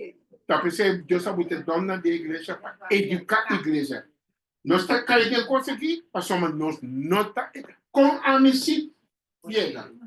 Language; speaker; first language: Portuguese; non-native, learner; Papiamento